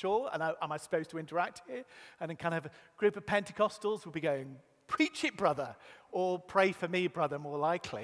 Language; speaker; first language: English; native; English